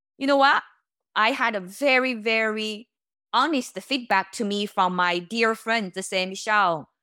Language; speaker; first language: English; non-native, fluent; Chinese